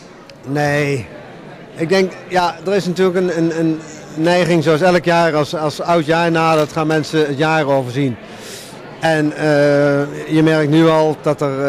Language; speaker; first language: Dutch; native; Dutch